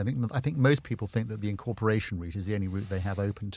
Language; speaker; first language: English; native; English